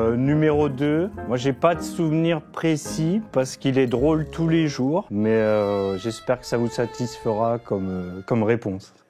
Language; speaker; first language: French; native; French